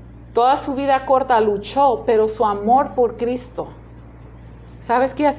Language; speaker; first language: Spanish; native; Spanish